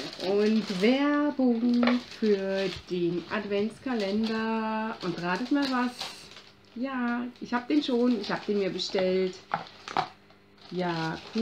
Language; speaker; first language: German; native; German